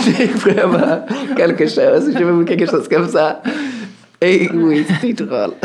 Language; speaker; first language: French; non-native, fluent; English